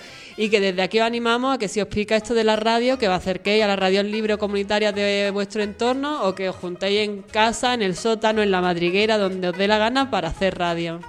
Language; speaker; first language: Spanish; native; Spanish